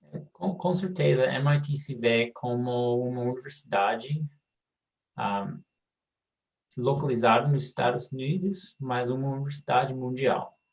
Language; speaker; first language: Portuguese; non-native, fluent; English